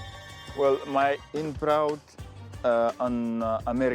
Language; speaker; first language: Welsh; non-native, fluent; French